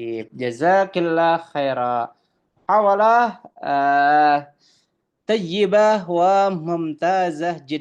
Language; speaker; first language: Arabic; non-native, fluent; Indonesian